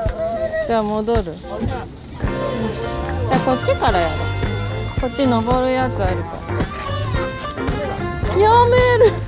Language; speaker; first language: Japanese; native; Japanese